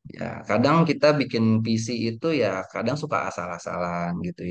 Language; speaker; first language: Indonesian; native; Indonesian